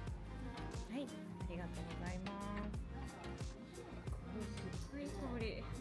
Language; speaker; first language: Japanese; native; Japanese